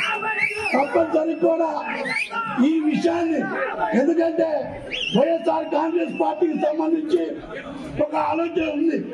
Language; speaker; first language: Telugu; native; Telugu